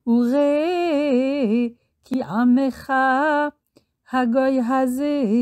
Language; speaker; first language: Hebrew; non-native, fluent; French